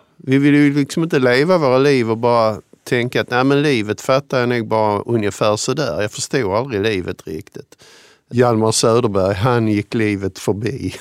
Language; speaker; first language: Swedish; native; Swedish